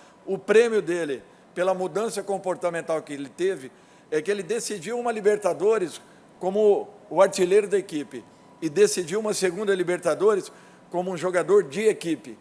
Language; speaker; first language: Portuguese; native; Portuguese